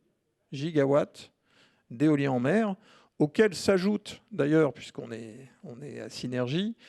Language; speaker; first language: French; native; French